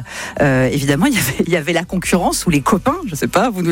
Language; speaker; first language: French; native; French